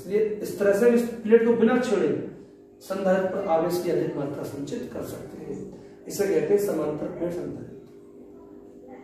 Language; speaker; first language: Hindi; native; Hindi